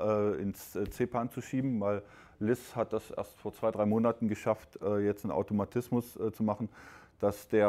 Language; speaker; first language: German; native; German